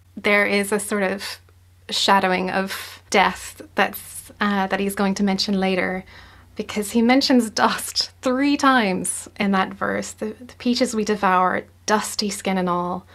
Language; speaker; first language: English; native; English